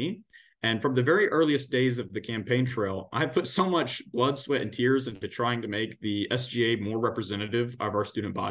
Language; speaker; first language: English; native; English